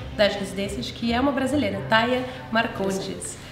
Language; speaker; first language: Portuguese; native; Portuguese